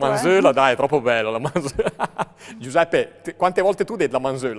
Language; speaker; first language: Italian; native; Italian